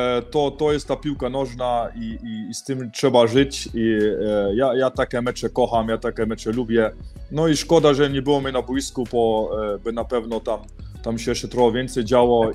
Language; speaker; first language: Polish; early bilingual, heritage; Polish